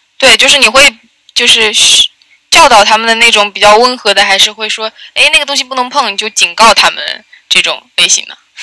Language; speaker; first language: Chinese; native; Chinese